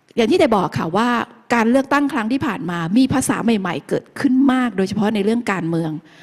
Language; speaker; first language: Thai; native; Thai